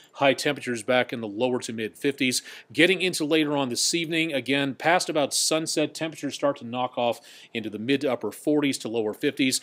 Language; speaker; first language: English; native; English